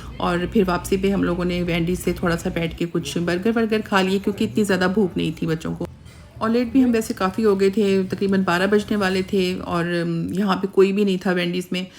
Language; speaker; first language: Urdu; native; Urdu